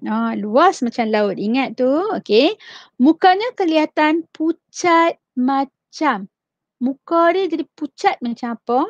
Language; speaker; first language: Malay; non-native, local second language; Tamil